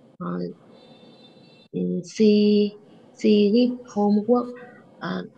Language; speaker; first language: English; non-native, learner; Vietnamese